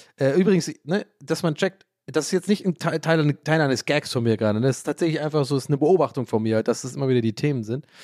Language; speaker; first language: German; early bilingual, other home language; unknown